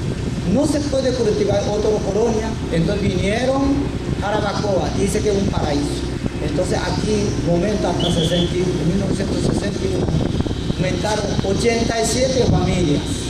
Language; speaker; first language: Spanish; non-native, learner; Japanese